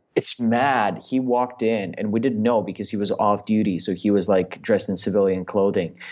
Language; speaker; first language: English; non-native, fluent; Russian